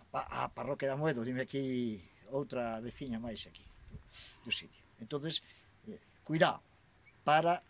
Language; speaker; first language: Galician; native; Galician